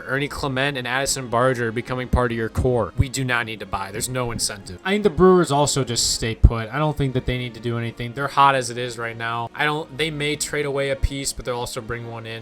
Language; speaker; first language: English; native; English